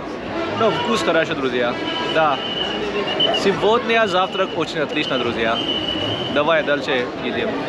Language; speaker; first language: Russian; non-native, learner; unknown